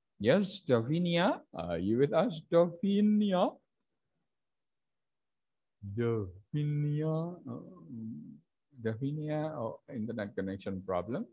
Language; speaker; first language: English; non-native, fluent; Indonesian